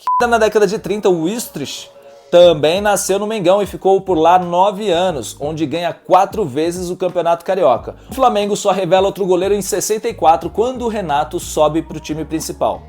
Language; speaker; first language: Portuguese; native; Portuguese